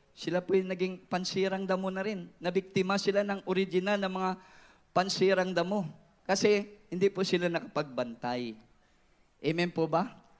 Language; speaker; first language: Filipino; non-native, local second language; Cebuano